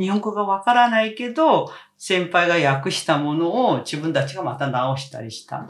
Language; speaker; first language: Japanese; non-native, fluent; Korean